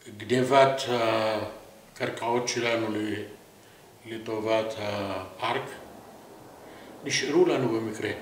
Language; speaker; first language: Hebrew; non-native, local second language; Arabic